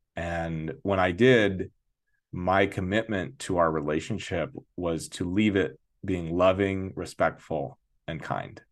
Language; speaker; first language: English; native; English